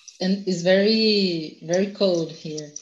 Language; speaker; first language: English; non-native, learner; Portuguese